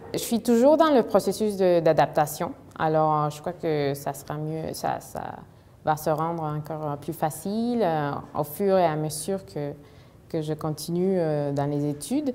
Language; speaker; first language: French; non-native, fluent; Spanish